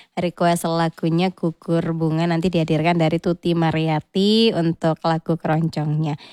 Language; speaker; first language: Indonesian; native; Indonesian